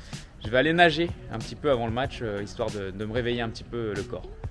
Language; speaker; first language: French; native; French